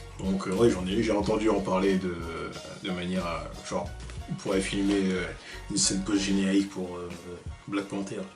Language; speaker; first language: French; native; French